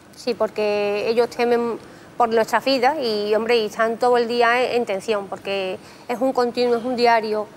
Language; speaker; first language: Spanish; native; Spanish